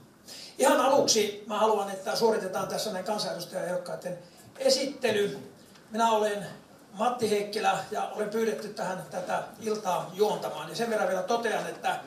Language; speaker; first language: Finnish; native; Finnish